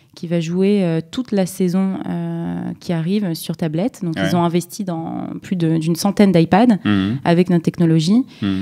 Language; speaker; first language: French; native; French